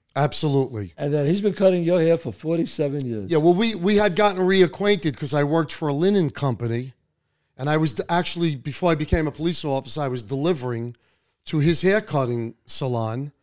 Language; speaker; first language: English; native; English